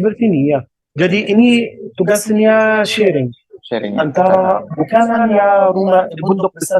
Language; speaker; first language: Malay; non-native, learner; Arabic